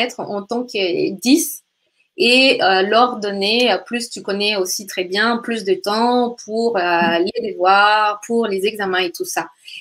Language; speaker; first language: French; native; French